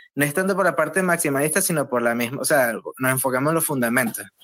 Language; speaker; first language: Spanish; native; Spanish